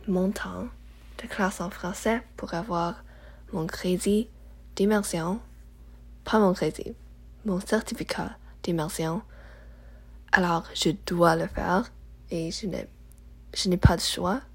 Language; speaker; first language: French; non-native, learner; English